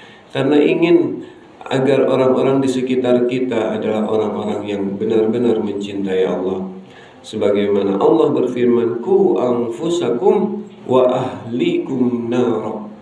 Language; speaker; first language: Indonesian; non-native, local second language; Sundanese